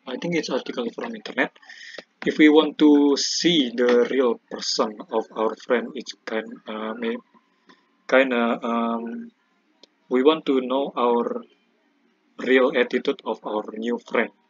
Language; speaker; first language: English; non-native, learner; Indonesian